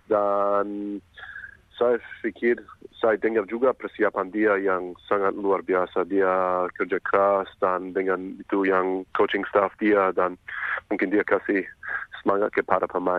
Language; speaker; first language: Indonesian; non-native, fluent; English